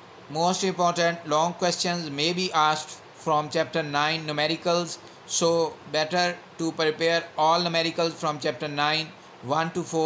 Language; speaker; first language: English; non-native, local second language; Urdu